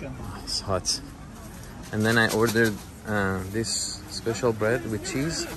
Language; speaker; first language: English; non-native, fluent; Persian